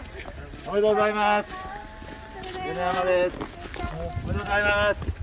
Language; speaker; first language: Japanese; native; Japanese